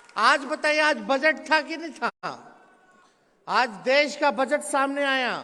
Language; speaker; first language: Hindi; native; Hindi